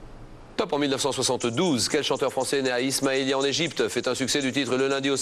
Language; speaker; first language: French; native; French